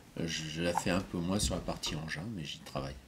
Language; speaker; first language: French; native; French